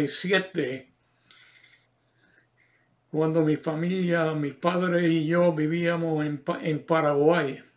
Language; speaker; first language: Spanish; non-native, fluent; English